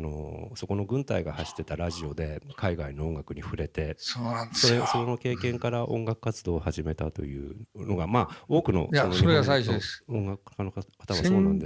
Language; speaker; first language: Japanese; native; Japanese